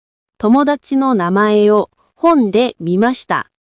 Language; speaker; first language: Japanese; non-native, fluent; Korean